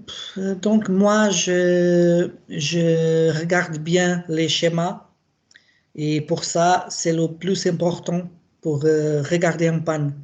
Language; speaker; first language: French; non-native, learner; Portuguese